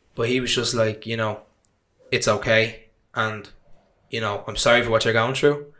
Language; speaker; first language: English; native; English